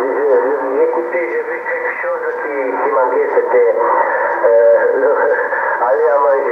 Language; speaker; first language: French; non-native, fluent; Italian